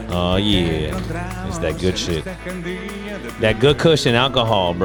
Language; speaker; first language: English; native; English